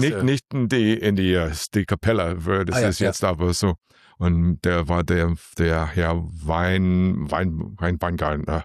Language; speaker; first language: German; non-native, learner; English